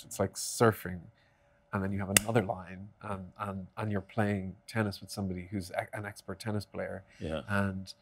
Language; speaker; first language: English; native; English